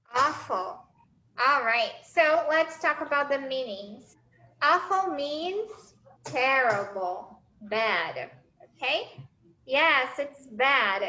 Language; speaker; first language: English; non-native, fluent; Portuguese